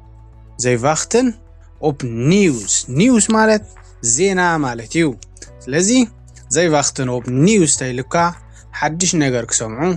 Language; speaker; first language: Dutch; non-native, fluent; Tigrinya